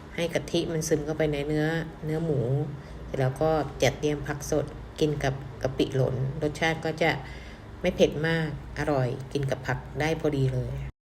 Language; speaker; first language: Thai; native; Thai